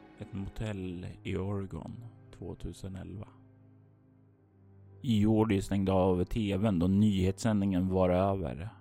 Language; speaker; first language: Swedish; native; Swedish